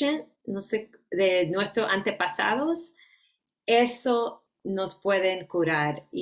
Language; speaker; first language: Spanish; early bilingual, heritage; Spanish